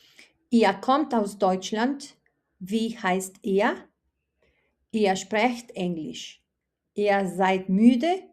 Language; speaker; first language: German; non-native, fluent; Spanish